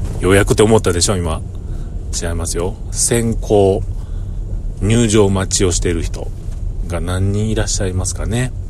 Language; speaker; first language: Japanese; native; Japanese